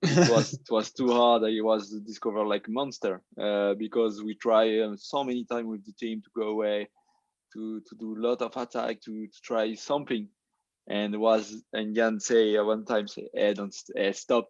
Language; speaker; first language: English; non-native, learner; French